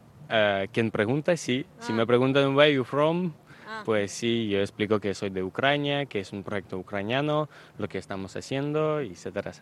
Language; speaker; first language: Spanish; non-native, fluent; Ukrainian